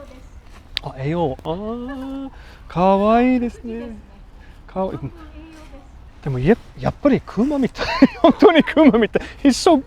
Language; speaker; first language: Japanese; non-native, learner; English